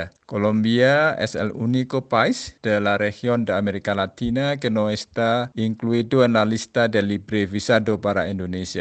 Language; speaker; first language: Spanish; non-native, fluent; Indonesian